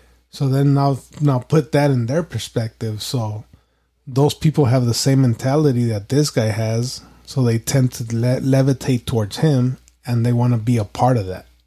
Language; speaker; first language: English; early bilingual, other home language; Spanish